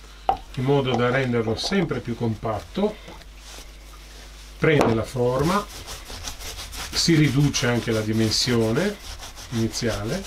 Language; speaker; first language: Italian; native; Italian